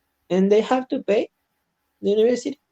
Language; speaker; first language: English; non-native, learner; Spanish